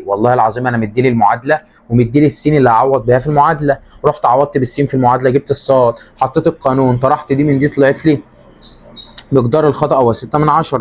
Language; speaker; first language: Arabic; native; Arabic